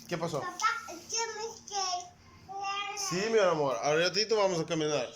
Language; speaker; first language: Spanish; native; Spanish